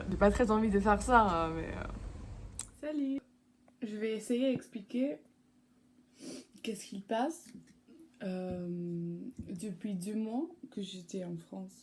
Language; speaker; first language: French; non-native, fluent; English